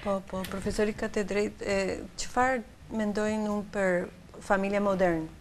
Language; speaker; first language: Albanian; non-native, learner; Spanish